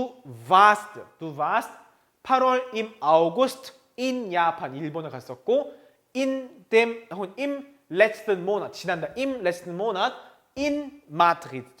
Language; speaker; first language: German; non-native, fluent; Korean